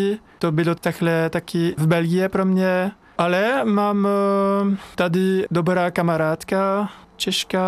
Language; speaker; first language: Czech; non-native, learner; French